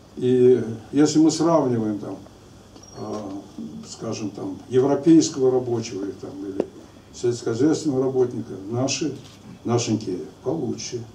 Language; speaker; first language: Russian; native; Russian